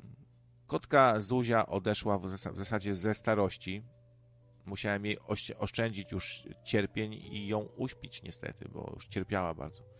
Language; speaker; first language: Polish; native; Polish